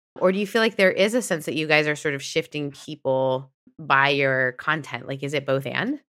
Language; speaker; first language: English; native; English